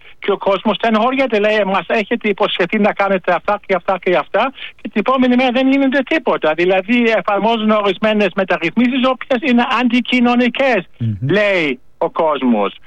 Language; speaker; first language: Greek; non-native, fluent; German